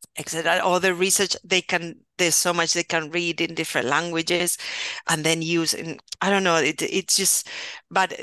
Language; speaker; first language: English; non-native, fluent; Spanish